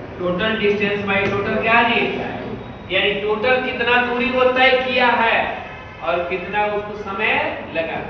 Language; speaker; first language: Hindi; native; Hindi